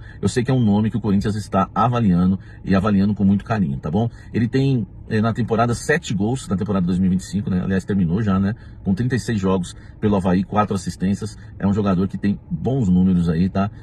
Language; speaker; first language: Portuguese; native; Portuguese